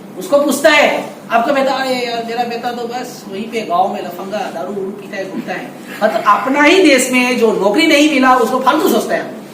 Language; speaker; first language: Hindi; non-native, local second language; Bangla